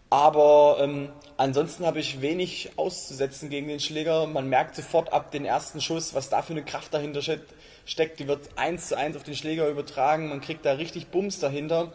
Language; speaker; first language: German; native; German